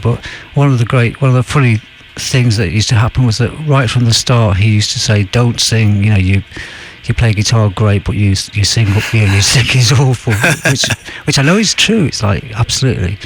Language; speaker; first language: English; native; English